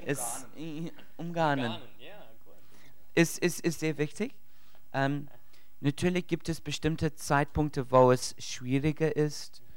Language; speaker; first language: German; non-native, learner; English